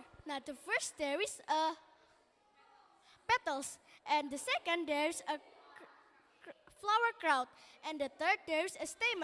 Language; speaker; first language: English; non-native, learner; Indonesian